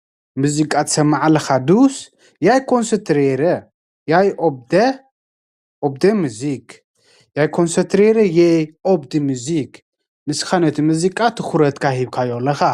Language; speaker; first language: Dutch; non-native, learner; Tigrinya